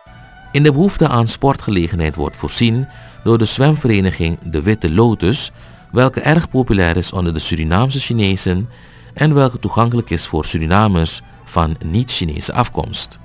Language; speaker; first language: Dutch; native; Dutch